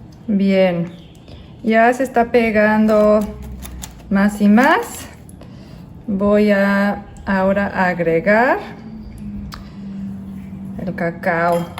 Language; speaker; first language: Spanish; non-native, fluent; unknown